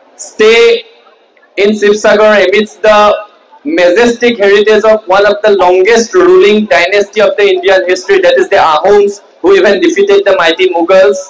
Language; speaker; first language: English; non-native, local second language; Assamese